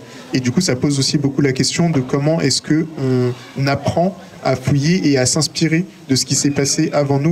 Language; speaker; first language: French; native; French